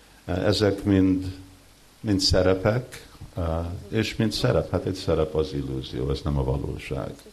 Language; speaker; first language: Hungarian; early bilingual, heritage; Hungarian